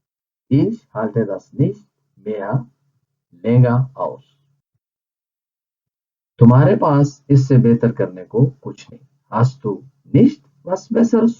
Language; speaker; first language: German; non-native, fluent; Urdu